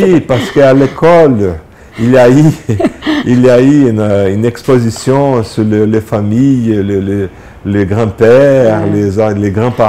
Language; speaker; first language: French; non-native, fluent; Portuguese